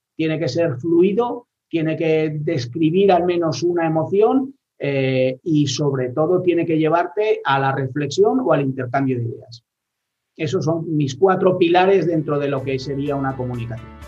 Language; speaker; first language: Spanish; native; Spanish